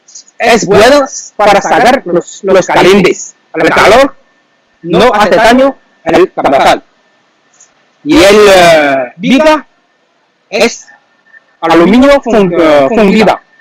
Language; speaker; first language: Spanish; non-native, learner; Chinese